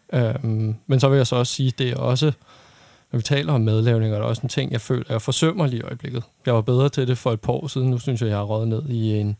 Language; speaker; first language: Danish; native; Danish